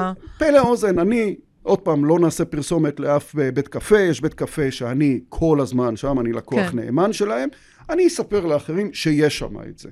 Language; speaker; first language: Hebrew; native; Hebrew